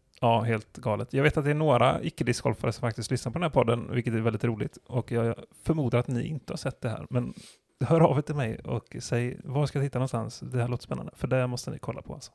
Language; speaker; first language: Swedish; native; Swedish